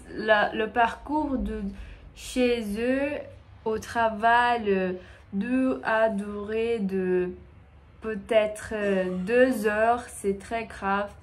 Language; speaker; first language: French; non-native, learner; Portuguese